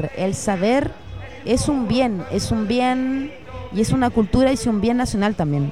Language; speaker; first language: Spanish; early bilingual, heritage; Spanish